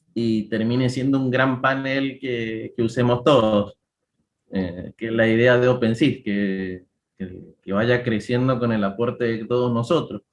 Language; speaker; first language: Spanish; native; Spanish